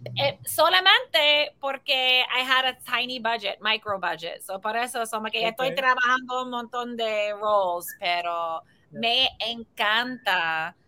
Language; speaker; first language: Spanish; early bilingual, heritage; Spanish